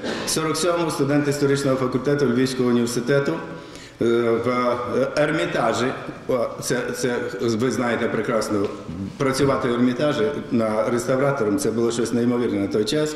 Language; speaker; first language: Ukrainian; native; Ukrainian